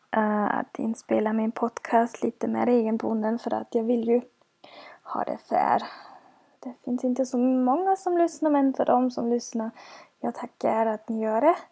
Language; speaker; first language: Swedish; non-native, fluent; German